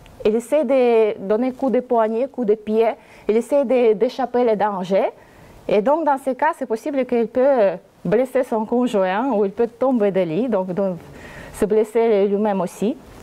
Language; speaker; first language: French; non-native, fluent; Russian